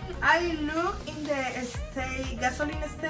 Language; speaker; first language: English; non-native, learner; Spanish